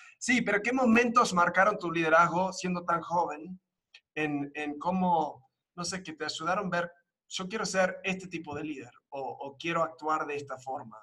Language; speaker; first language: Spanish; early bilingual, other home language; English